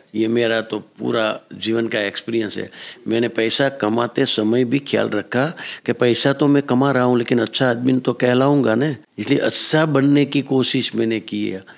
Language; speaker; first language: Hindi; non-native, local second language; Gujarati